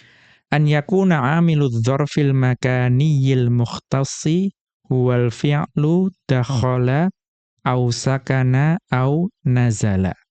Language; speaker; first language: Arabic; non-native, fluent; Indonesian